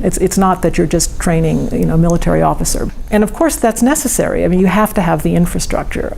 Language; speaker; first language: English; native; English